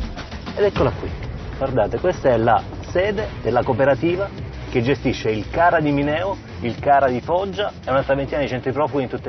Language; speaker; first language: Italian; native; Italian